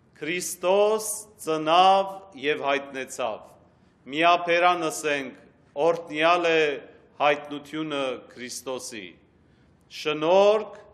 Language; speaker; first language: Armenian; early bilingual, heritage; Armenian